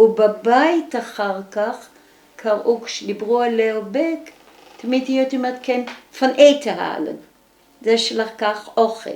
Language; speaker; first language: Hebrew; early bilingual, other home language; Dutch